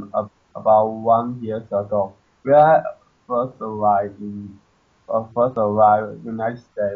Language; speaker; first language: English; non-native, learner; Chinese